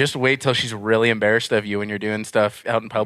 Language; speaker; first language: English; native; English